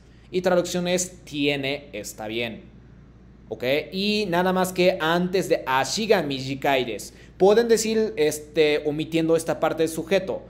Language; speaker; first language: Spanish; non-native, fluent; Japanese